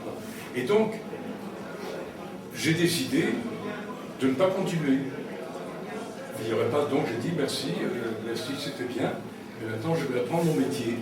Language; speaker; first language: French; native; French